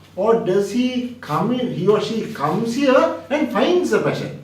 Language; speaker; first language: English; non-native, local second language; Sinhala